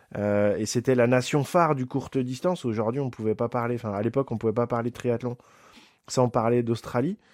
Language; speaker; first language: French; native; French